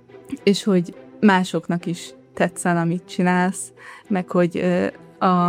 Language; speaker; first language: Hungarian; early bilingual, heritage; Hungarian